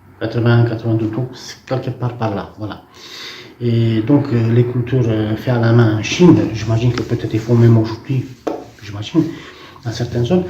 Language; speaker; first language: French; non-native, fluent; Romanian